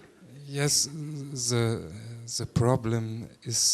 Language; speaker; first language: English; non-native, learner; German